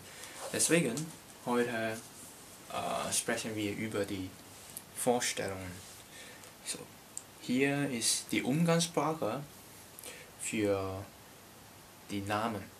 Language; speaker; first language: German; non-native, learner; Cantonese